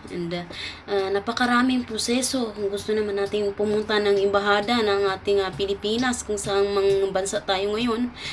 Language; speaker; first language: Filipino; non-native, local second language; Cebuano